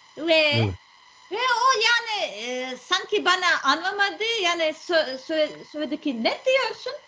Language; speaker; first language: Turkish; non-native, learner; Serbian